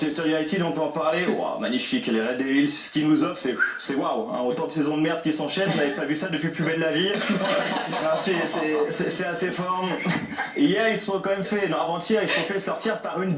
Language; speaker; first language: French; native; French